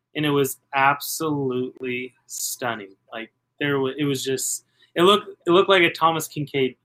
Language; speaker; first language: English; native; English